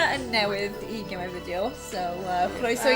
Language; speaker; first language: Welsh; non-native, local second language; English